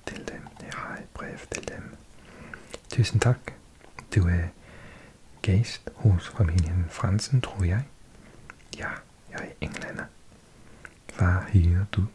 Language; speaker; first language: Danish; non-native, learner; English